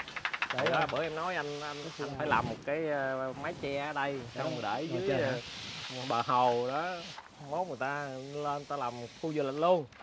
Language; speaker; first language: Vietnamese; native; Vietnamese